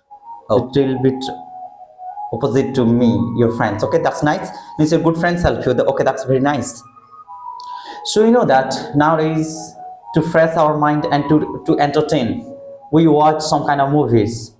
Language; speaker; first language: English; non-native, fluent; Hindi